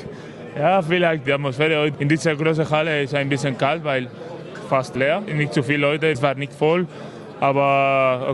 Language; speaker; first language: German; non-native, learner; Spanish